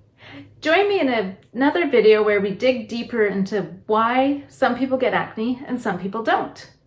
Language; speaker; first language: English; native; English